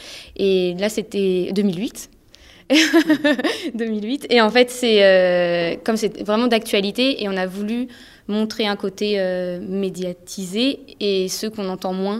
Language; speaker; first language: French; native; French